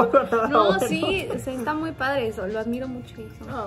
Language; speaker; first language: Spanish; native; Spanish